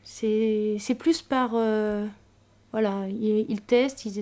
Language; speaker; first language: French; native; French